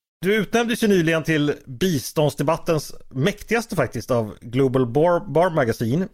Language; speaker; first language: Swedish; native; Swedish